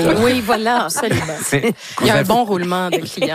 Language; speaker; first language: French; native; French